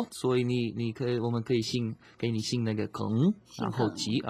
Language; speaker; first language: Chinese; non-native, fluent; Slovak